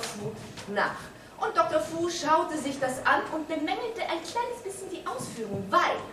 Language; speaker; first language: German; native; German